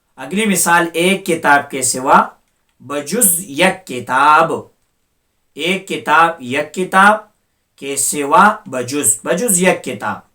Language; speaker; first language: Urdu; non-native, local second language; Pashto